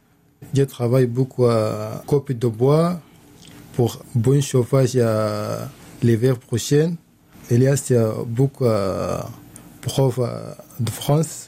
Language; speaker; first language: French; non-native, learner; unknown